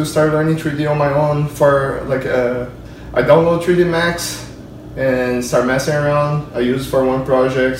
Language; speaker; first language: English; non-native, fluent; Portuguese